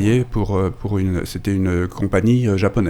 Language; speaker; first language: French; native; French